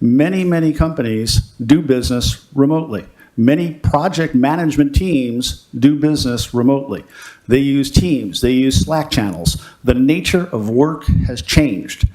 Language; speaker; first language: English; native; English